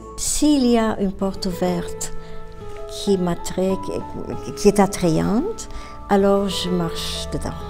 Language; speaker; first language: French; non-native, fluent; Romanian